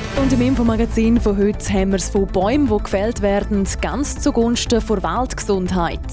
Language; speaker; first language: German; native; German